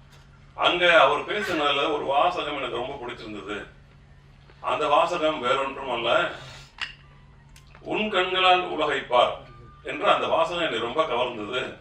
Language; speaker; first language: Tamil; native; Tamil